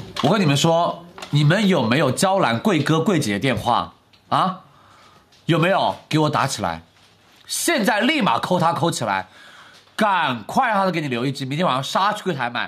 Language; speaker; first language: Chinese; native; Chinese